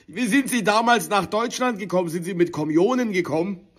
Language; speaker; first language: German; native; German